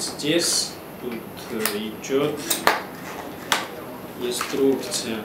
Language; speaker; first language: Russian; non-native, learner; Chinese